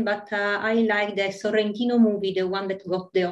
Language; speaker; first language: English; non-native, fluent; Italian